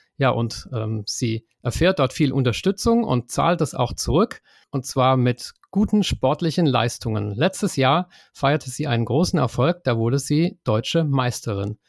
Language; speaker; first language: German; native; German